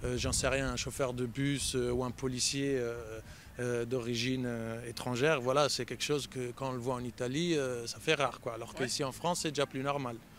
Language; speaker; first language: French; early bilingual, heritage; French